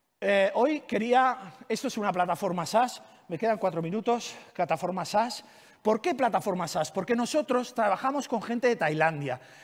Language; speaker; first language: Spanish; non-native, local second language; Catalan